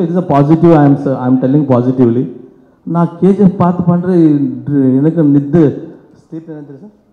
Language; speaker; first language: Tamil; non-native, learner; Kannada